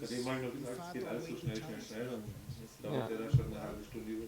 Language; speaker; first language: German; native; German